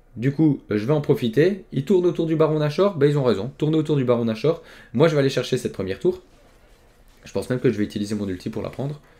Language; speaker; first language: French; native; French